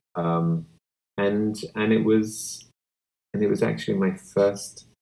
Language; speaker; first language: English; native; English